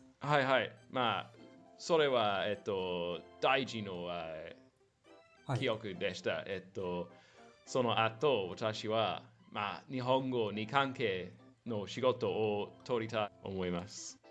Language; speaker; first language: Japanese; non-native, learner; English